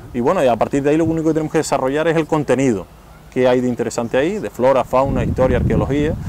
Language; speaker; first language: Spanish; native; Spanish